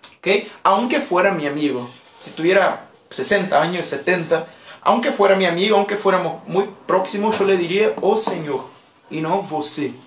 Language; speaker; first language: Spanish; non-native, fluent; Portuguese